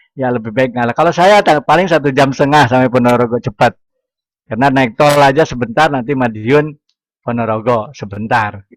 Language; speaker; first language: Indonesian; non-native, local second language; Sundanese